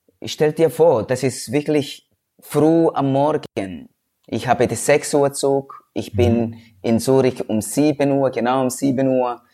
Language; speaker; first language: German; non-native, learner; Swahili